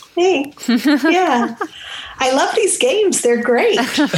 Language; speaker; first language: English; early bilingual, other home language; Romany